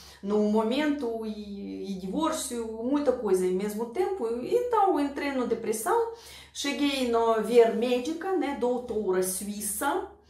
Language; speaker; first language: Portuguese; non-native, fluent; Russian